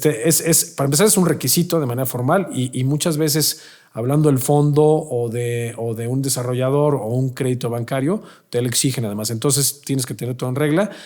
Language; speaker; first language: Spanish; native; Spanish